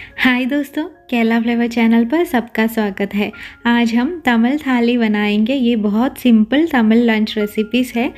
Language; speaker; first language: Hindi; non-native, local second language; Malayalam